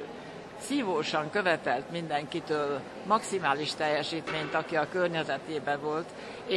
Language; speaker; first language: Hungarian; native; Hungarian